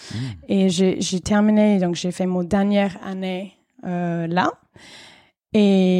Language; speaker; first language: French; non-native, fluent; English